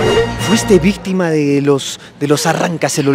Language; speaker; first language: Spanish; native; Spanish